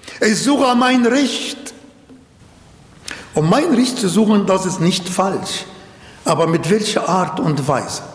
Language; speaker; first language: German; non-native, learner; Arabic